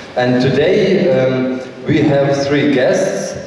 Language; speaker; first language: English; non-native, fluent; Ukrainian